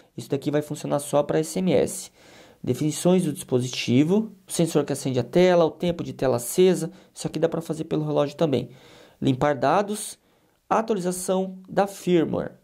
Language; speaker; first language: Portuguese; native; Portuguese